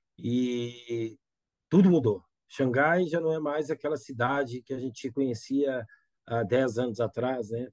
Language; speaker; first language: Portuguese; native; Portuguese